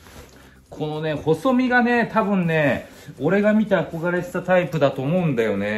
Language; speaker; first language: Japanese; native; Japanese